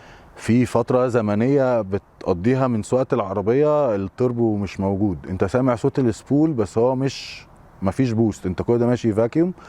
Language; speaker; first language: Arabic; native; Arabic